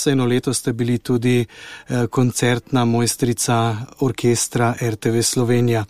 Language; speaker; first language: Slovenian; native; Slovenian